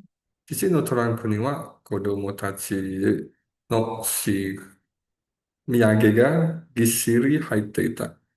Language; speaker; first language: Japanese; non-native, learner; Indonesian